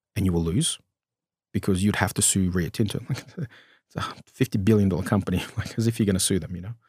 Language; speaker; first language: English; early bilingual, other home language; Romanian